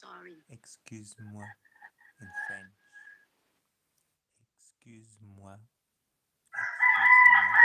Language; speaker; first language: English; non-native, learner; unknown